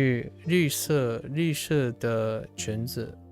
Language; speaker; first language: Chinese; non-native, learner; English